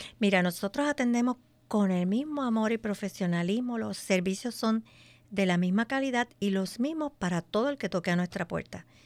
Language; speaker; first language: Spanish; native; Spanish